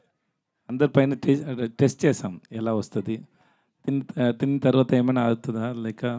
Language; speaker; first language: Telugu; non-native, learner; Tamil